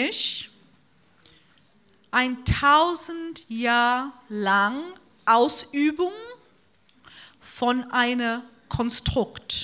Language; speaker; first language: German; non-native, fluent; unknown